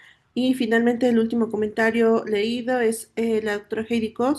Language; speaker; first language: Spanish; native; Spanish